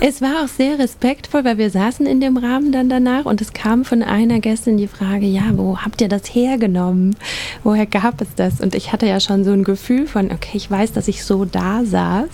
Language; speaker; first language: German; native; German